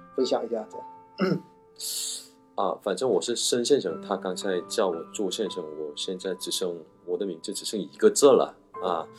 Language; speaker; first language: Chinese; non-native, fluent; Korean